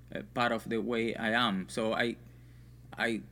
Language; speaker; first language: English; non-native, fluent; Spanish